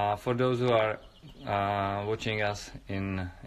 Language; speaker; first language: English; non-native, fluent; Czech